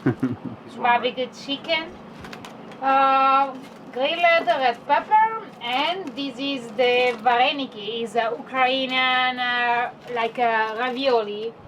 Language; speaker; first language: English; non-native, learner; Spanish